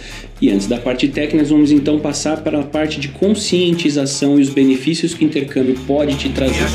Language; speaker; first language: Portuguese; native; Portuguese